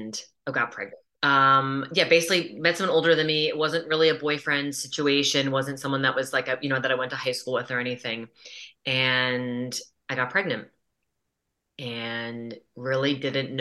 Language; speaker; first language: English; native; English